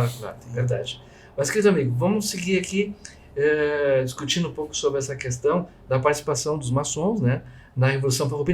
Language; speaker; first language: Portuguese; native; Portuguese